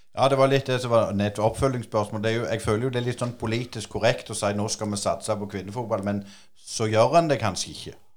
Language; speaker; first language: Norwegian; native; Norwegian